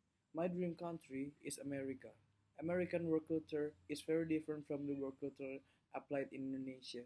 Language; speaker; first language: English; non-native, learner; Indonesian